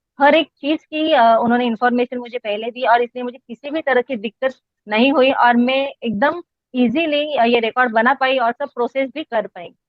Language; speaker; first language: Hindi; non-native, local second language; Marathi